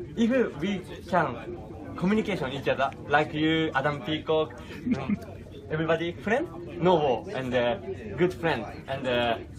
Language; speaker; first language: English; non-native, learner; Japanese